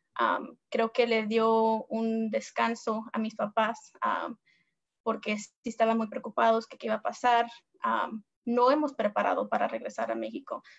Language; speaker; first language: Spanish; early bilingual, heritage; Spanish